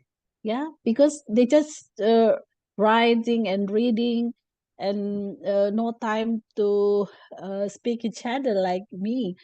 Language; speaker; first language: English; non-native, learner; Indonesian